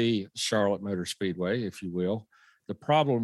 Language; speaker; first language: English; native; English